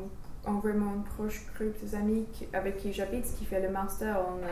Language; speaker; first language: French; non-native, learner; English